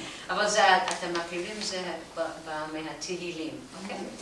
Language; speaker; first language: Hebrew; non-native, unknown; English